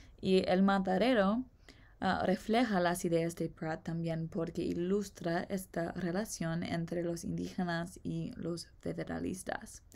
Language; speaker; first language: Spanish; non-native, learner; English